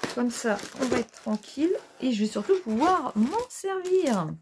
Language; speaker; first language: French; native; French